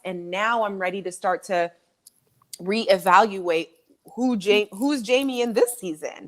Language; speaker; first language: English; native; English